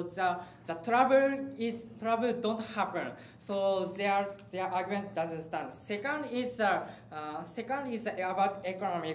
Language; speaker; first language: English; non-native, learner; Japanese